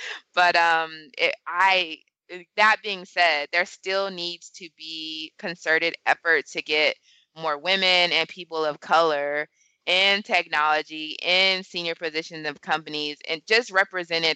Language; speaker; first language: English; native; English